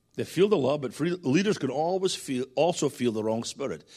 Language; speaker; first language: English; native; English